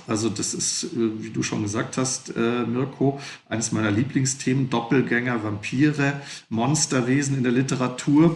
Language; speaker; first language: German; native; German